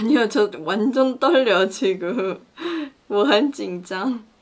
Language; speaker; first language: Korean; non-native, learner; Chinese